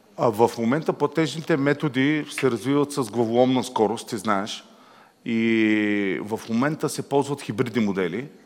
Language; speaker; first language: Bulgarian; native; Bulgarian